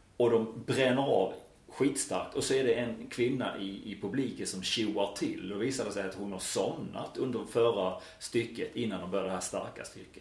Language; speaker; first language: Swedish; native; Swedish